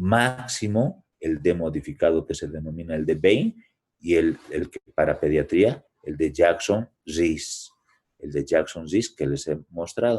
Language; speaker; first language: Spanish; native; Spanish